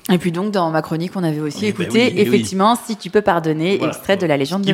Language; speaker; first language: French; native; French